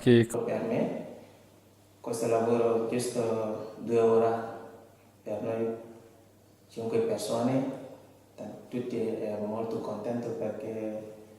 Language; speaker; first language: Italian; non-native, learner; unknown